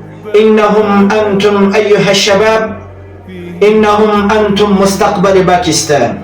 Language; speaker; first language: Arabic; non-native, learner; Urdu